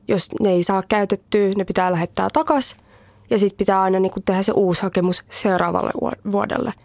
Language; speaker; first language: Finnish; early bilingual, heritage; Finnish